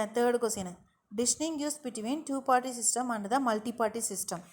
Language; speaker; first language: English; non-native, local second language; Tamil